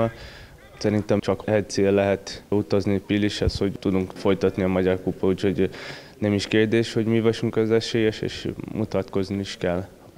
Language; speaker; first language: Hungarian; non-native, learner; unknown